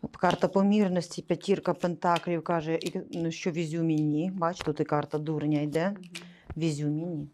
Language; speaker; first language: Ukrainian; non-native, local second language; Russian